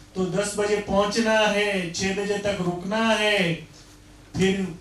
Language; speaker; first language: Hindi; non-native, local second language; Gujarati